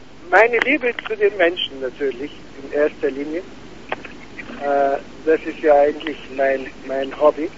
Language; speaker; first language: German; non-native, fluent; Arabic